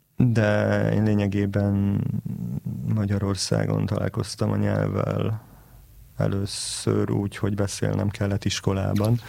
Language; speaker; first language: Hungarian; early bilingual, heritage; Hebrew